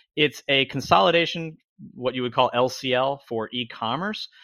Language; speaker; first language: English; native; English